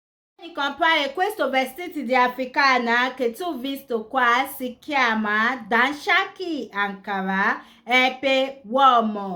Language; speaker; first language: Italian; non-native, learner; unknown